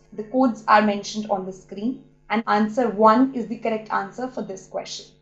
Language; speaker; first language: English; non-native, local second language; Hindi